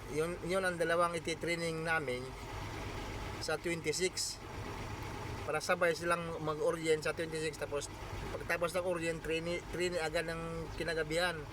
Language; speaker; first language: Filipino; native; Filipino